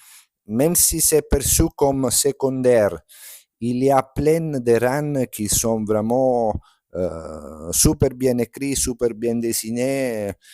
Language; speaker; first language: French; non-native, fluent; Italian